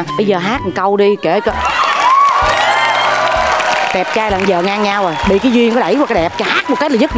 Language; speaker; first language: Vietnamese; native; Vietnamese